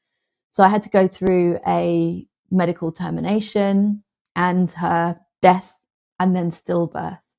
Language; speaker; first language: English; native; English